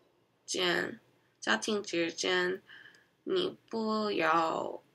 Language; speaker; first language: Chinese; non-native, learner; Korean